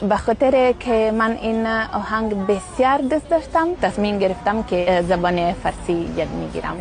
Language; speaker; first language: Persian; non-native, learner; Italian